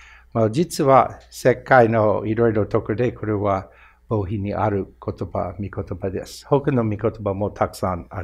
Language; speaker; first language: Japanese; non-native, fluent; English